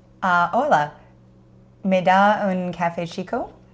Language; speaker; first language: Spanish; non-native, learner; English